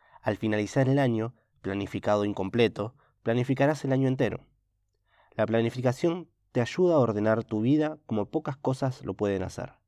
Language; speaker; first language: Spanish; native; Spanish